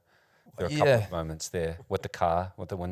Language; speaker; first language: English; native; English